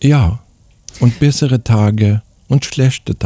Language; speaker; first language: German; non-native, learner; Swedish